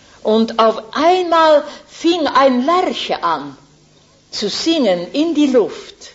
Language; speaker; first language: German; non-native, fluent; Dutch